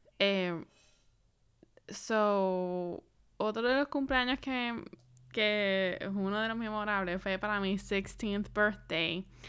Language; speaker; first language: Spanish; early bilingual, other home language; English